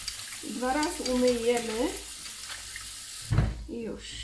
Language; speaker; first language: Polish; non-native, learner; Chinese